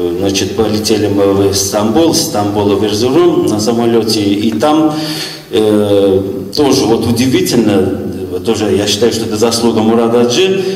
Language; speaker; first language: Russian; non-native, local second language; Azerbaijani